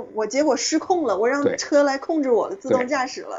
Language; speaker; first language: Chinese; native; Chinese